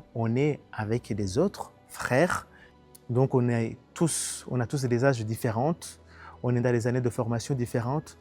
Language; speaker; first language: French; non-native, local second language; Kinyarwanda